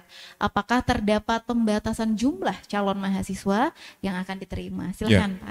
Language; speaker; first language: Indonesian; native; Indonesian